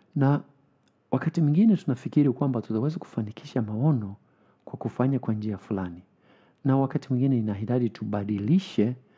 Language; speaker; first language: Swahili; non-native, fluent; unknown